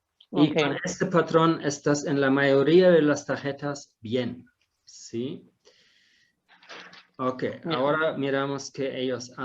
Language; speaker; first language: Spanish; non-native, fluent; German